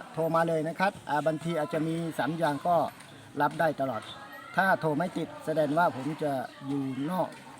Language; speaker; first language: Thai; non-native, local second language; S'gaw Karen